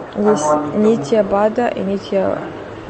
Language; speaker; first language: Russian; native; Russian